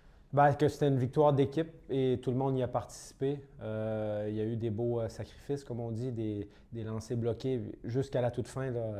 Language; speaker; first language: French; native; French